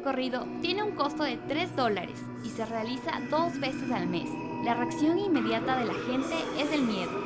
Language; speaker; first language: Spanish; native; Spanish